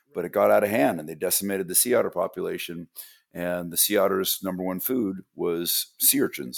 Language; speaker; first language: English; native; English